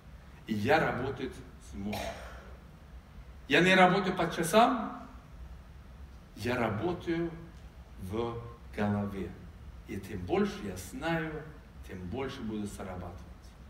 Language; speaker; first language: Russian; non-native, fluent; Swedish